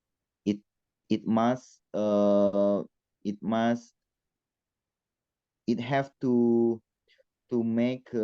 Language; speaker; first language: English; non-native, learner; Indonesian